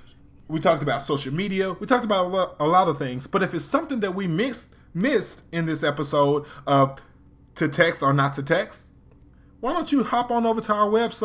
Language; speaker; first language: English; native; English